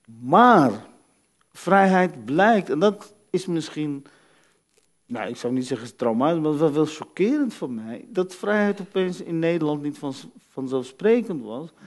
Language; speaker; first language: Dutch; early bilingual, other home language; Arabic